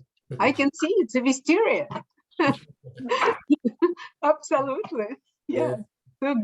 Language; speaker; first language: English; non-native, learner; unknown